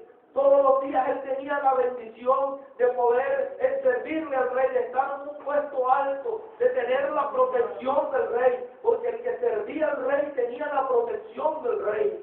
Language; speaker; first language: Spanish; native; Spanish